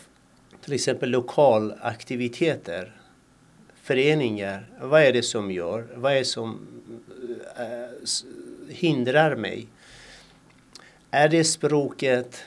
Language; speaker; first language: Swedish; non-native, fluent; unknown